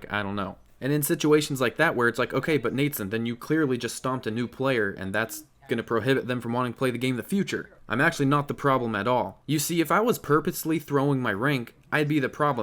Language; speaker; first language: English; native; English